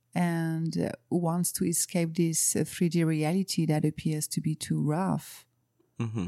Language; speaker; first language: English; non-native, fluent; French